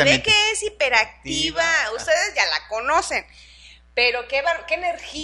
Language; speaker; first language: Spanish; native; Spanish